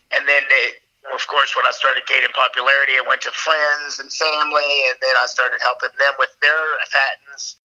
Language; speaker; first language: English; native; English